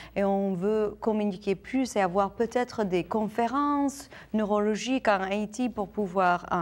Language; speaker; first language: French; non-native, fluent; English